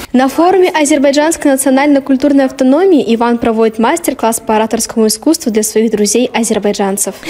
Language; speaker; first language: Russian; native; Russian